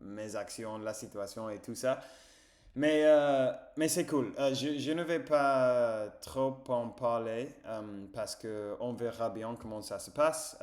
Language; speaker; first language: French; non-native, fluent; English